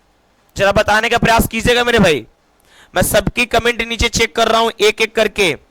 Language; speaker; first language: Hindi; native; Hindi